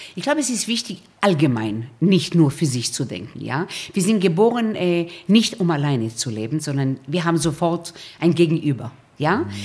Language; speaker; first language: German; early bilingual, other home language; Romanian